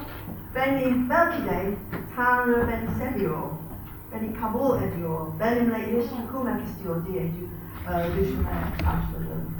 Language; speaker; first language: Turkish; non-native, fluent; English